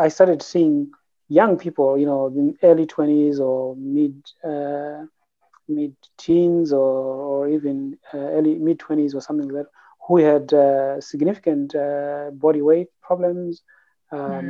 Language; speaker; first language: English; non-native, local second language; Shona